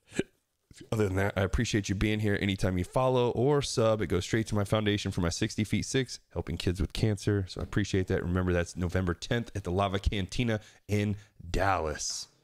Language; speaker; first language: English; native; English